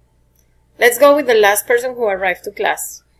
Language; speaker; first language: English; non-native, fluent; Spanish